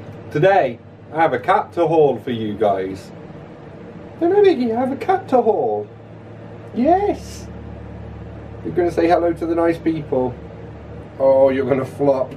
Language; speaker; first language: English; native; English